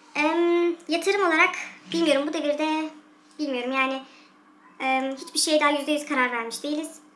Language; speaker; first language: Turkish; early bilingual, heritage; Turkish